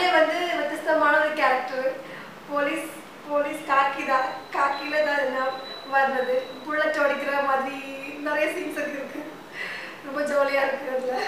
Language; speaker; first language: Tamil; non-native, learner; Malayalam